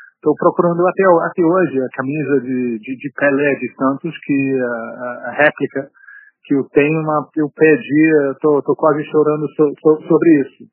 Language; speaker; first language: Portuguese; non-native, fluent; English